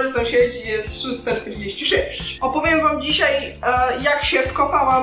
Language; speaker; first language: Polish; native; Polish